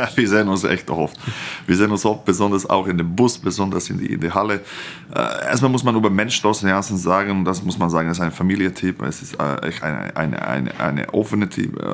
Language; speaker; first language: German; non-native, fluent; Croatian